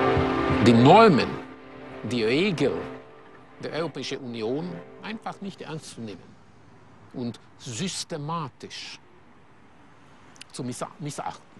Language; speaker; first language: German; non-native, fluent; Hungarian